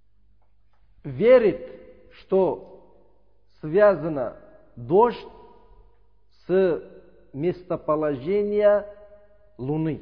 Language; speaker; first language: Russian; non-native, learner; Uzbek